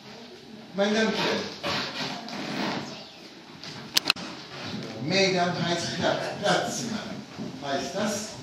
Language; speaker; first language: German; non-native, fluent; Turkish